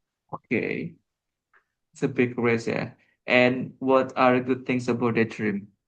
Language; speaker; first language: English; non-native, learner; Indonesian